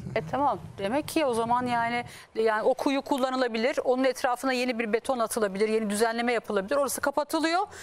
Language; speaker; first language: Turkish; native; Turkish